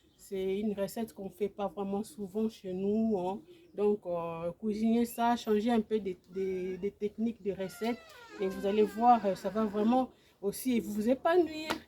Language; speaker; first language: French; non-native, local second language; Lingala